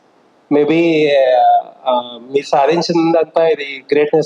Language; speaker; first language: Telugu; native; Telugu